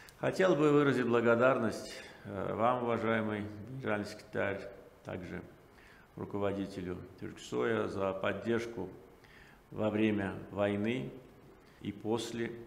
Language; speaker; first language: Russian; non-native, local second language; Azerbaijani